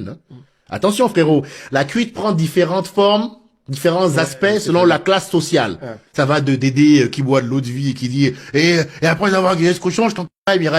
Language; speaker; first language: French; native; French